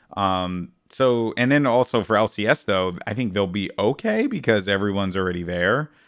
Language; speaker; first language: English; native; English